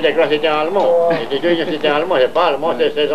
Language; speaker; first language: French; native; French